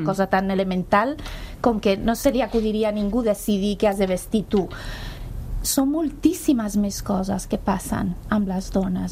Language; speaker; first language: Catalan; non-native, fluent; Persian